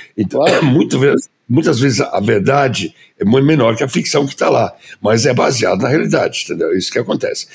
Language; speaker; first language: Portuguese; early bilingual, other home language; German